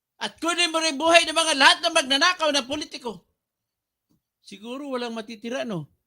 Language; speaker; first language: Filipino; non-native, local second language; Cebuano